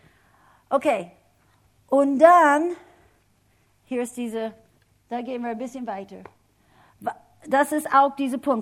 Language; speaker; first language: German; non-native, fluent; English